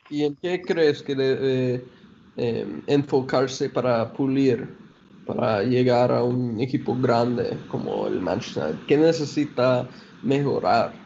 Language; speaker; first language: Spanish; non-native, fluent; English